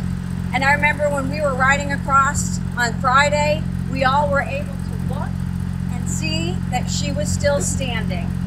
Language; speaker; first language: English; native; English